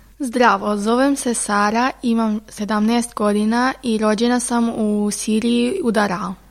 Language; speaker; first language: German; early bilingual, other home language; Arabic